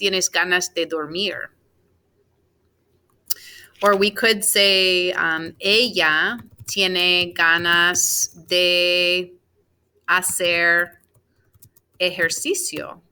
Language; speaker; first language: Spanish; non-native, fluent; English